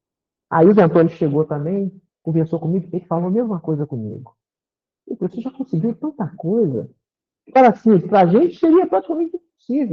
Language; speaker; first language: Portuguese; native; Portuguese